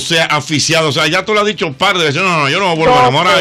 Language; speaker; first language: Spanish; native; Spanish